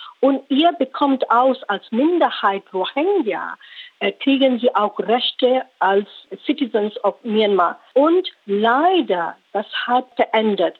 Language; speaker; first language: German; non-native, learner; Rohingya